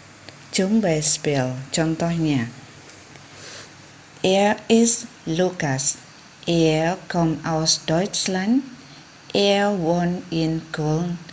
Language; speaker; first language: German; non-native, fluent; Indonesian